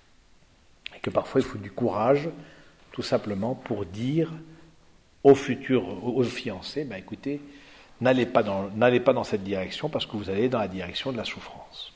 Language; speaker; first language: French; native; French